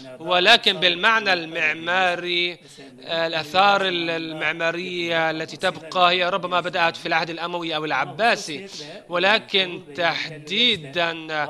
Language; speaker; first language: Arabic; non-native, fluent; Turkish